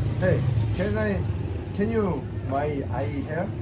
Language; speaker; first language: English; non-native, learner; Korean